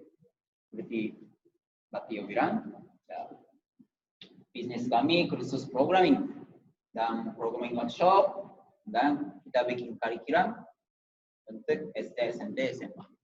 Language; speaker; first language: Indonesian; non-native, fluent; Japanese